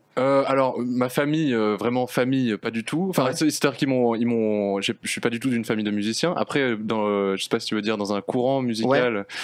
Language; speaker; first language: French; native; French